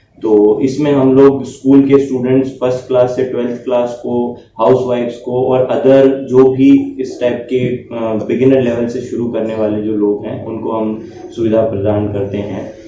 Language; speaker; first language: Hindi; native; Hindi